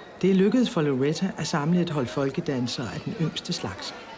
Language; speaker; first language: Danish; native; Danish